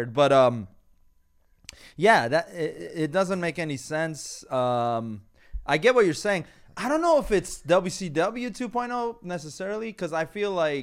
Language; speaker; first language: English; non-native, fluent; Persian